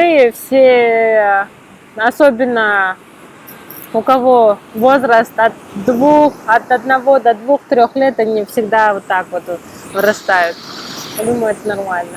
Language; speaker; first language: Russian; non-native, local second language; Kyrgyz